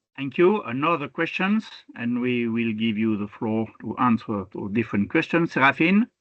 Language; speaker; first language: English; non-native, fluent; French